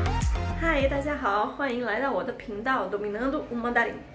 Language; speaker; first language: Chinese; non-native, fluent; Portuguese